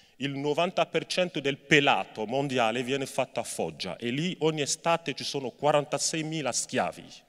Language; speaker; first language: Italian; non-native, fluent; French